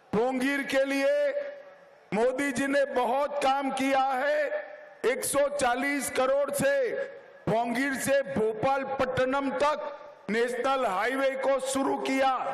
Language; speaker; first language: Hindi; non-native, local second language; Gujarati